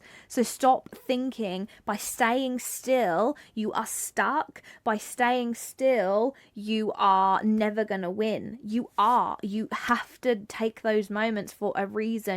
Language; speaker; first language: English; native; English